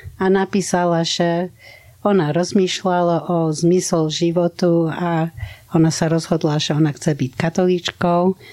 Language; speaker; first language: Slovak; non-native, fluent; English